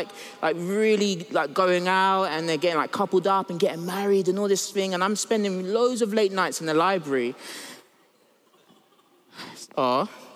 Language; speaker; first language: English; native; English